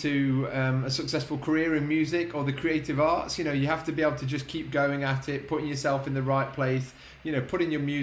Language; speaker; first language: English; native; English